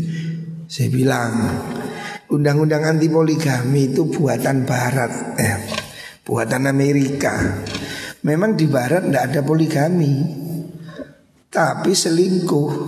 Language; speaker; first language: Indonesian; non-native, local second language; Javanese